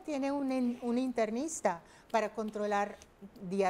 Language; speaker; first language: Spanish; non-native, fluent; Papiamento